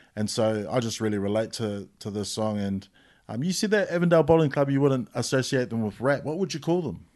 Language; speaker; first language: English; native; English